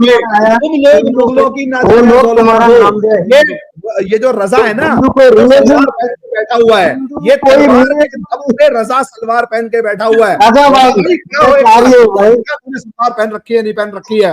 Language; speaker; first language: Hindi; native; Hindi